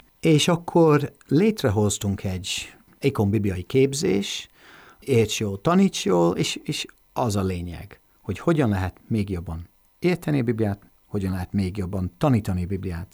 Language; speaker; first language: Hungarian; non-native, fluent; English